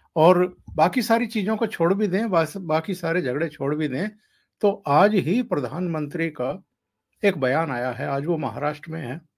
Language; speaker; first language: Hindi; native; Hindi